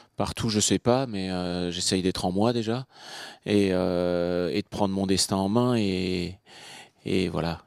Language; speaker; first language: French; native; French